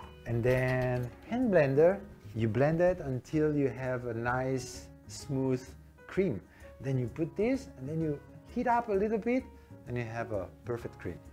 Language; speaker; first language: English; non-native, fluent; Italian